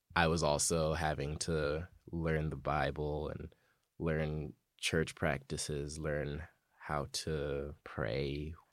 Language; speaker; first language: English; native; English